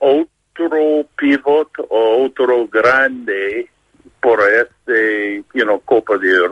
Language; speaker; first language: Spanish; non-native, learner; English